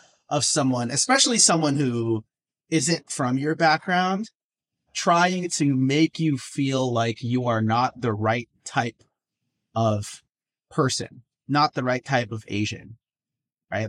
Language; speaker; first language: English; native; English